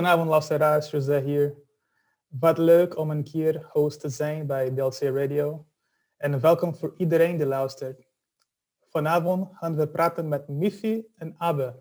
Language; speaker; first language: Dutch; non-native, fluent; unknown